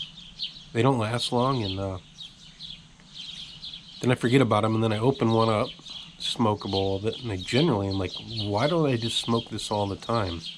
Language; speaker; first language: English; native; English